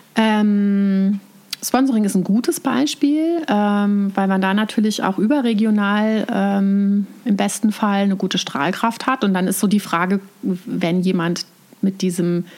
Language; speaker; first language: German; native; German